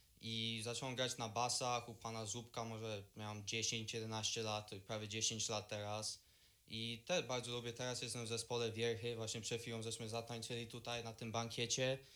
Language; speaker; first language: Polish; early bilingual, heritage; Polish